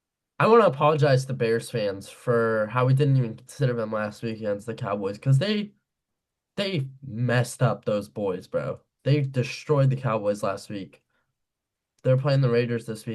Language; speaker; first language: English; native; English